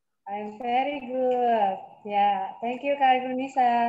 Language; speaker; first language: English; non-native, fluent; Indonesian